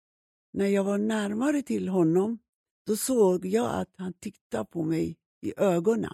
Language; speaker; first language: Swedish; non-native, fluent; Persian